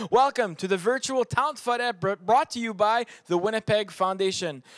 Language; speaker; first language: English; non-native, local second language; French